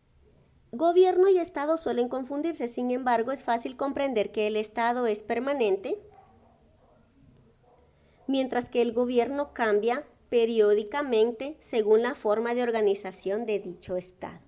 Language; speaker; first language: Spanish; native; Spanish